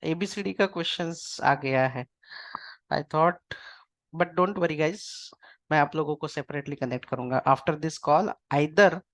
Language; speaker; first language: Hindi; non-native, local second language; Marathi